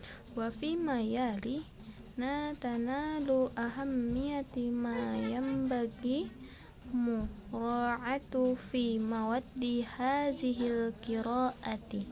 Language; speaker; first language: Arabic; non-native, learner; Indonesian